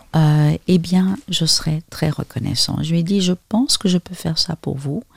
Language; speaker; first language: French; non-native, fluent; Spanish